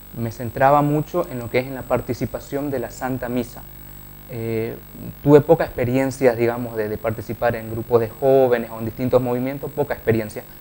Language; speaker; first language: Spanish; native; Spanish